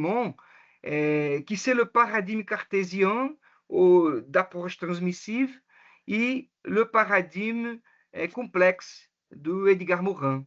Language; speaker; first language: French; non-native, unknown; Portuguese